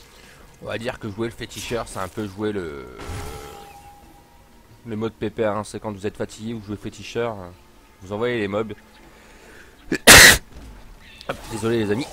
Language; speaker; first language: French; native; French